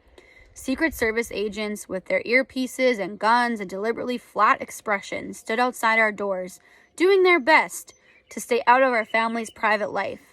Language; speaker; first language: English; native; English